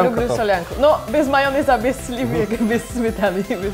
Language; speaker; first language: Russian; non-native, learner; Slovak